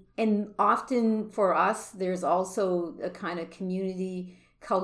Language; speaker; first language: English; native; English